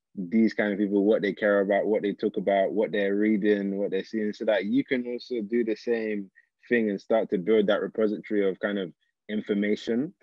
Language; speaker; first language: English; native; English